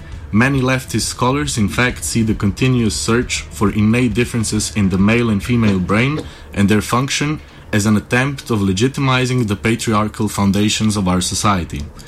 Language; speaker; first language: English; non-native, fluent; Slovenian